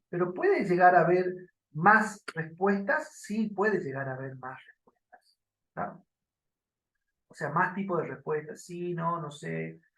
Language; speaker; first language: Spanish; native; Spanish